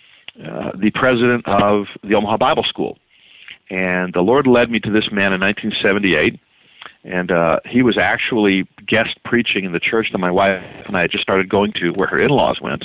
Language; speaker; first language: English; native; English